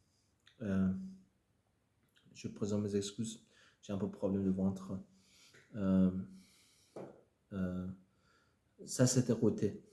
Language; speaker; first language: French; non-native, fluent; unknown